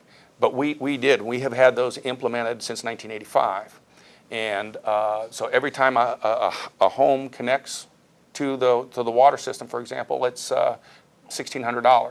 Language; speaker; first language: English; native; English